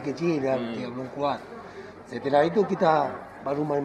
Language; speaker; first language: Indonesian; non-native, fluent; Spanish